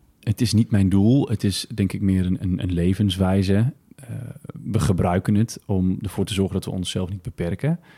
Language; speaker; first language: Dutch; early bilingual, other home language; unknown